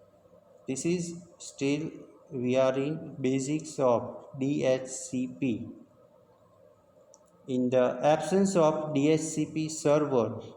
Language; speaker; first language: English; non-native, local second language; Gujarati